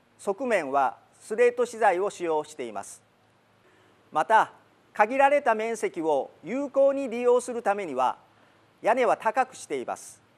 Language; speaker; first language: Japanese; native; Japanese